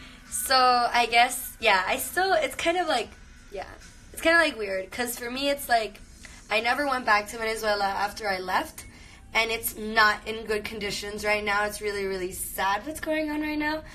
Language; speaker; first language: English; early bilingual, other home language; Spanish